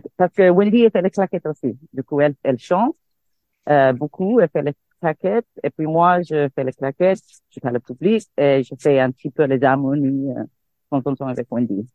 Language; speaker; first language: French; non-native, fluent; English